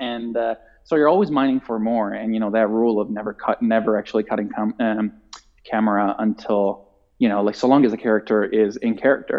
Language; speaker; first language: English; non-native, fluent; Italian